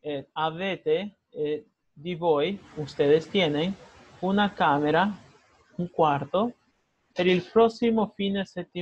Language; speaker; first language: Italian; non-native, fluent; Spanish